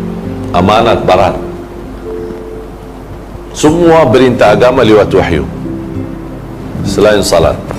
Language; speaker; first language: Indonesian; non-native, fluent; Arabic